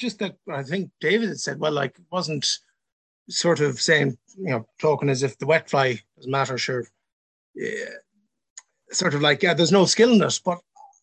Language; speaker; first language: English; native; English